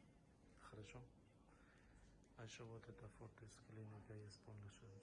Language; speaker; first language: Russian; non-native, learner; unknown